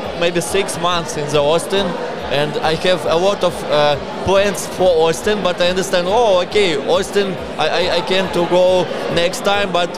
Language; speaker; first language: English; non-native, learner; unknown